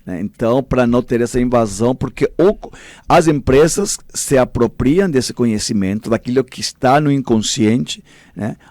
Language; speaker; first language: Portuguese; non-native, fluent; Spanish